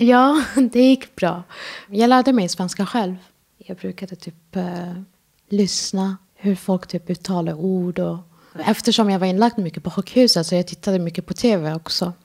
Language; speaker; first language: Swedish; non-native, fluent; Arabic